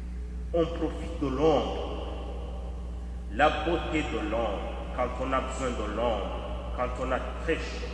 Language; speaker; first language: French; native; French